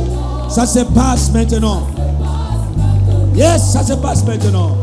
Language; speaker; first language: French; non-native, local second language; Lingala